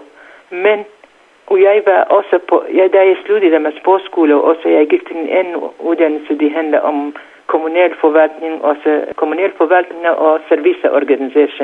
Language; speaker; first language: Danish; non-native, learner; Central Kurdish